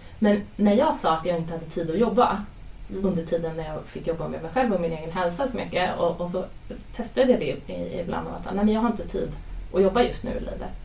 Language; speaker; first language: Swedish; native; Swedish